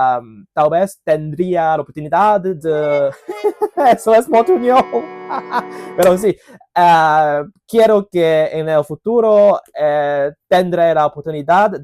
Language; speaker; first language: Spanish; non-native, fluent; Cantonese